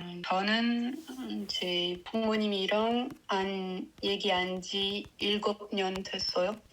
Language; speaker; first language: Korean; non-native, learner; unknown